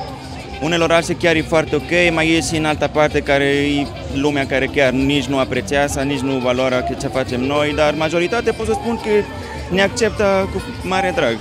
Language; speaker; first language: Romanian; non-native, fluent; Spanish